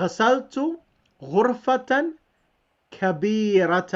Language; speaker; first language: Arabic; non-native, fluent; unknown